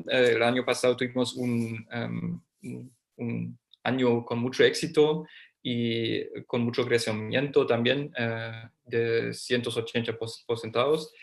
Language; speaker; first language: Spanish; non-native, fluent; German